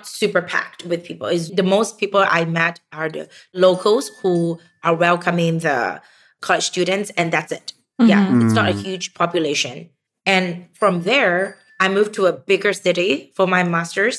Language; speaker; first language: English; non-native, local second language; Chinese